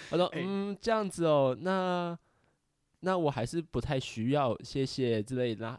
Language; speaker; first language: Chinese; native; Chinese